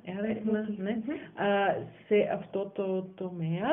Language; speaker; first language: Greek; non-native, learner; German